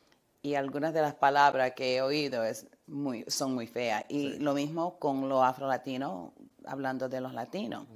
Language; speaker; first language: Spanish; early bilingual, heritage; Spanish